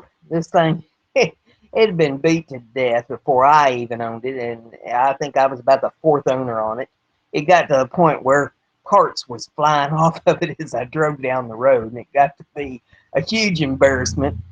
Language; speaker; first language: English; native; English